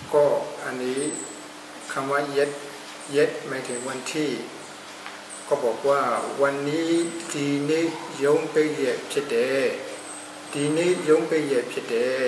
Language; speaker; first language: Thai; non-native, fluent; Burmese